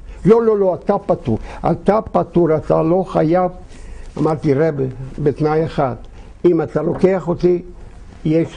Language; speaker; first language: Hebrew; non-native, fluent; Yiddish